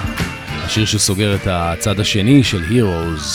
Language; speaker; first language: Hebrew; native; Hebrew